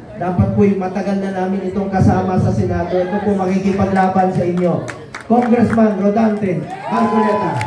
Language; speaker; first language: Filipino; non-native, local second language; Cebuano